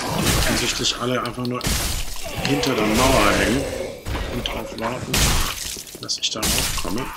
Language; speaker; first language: German; native; German